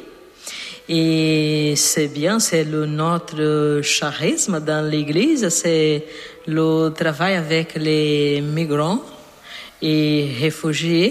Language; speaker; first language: French; non-native, fluent; Portuguese